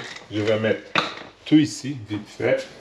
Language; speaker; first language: French; non-native, learner; Portuguese